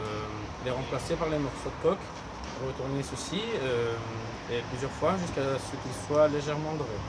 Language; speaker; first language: French; non-native, fluent; Spanish